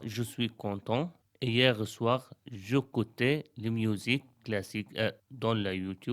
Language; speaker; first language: French; non-native, learner; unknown